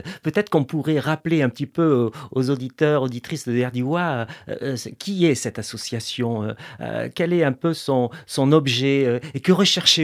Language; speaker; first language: French; native; French